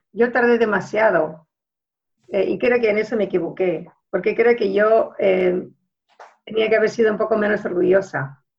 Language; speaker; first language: Spanish; early bilingual, heritage; Spanish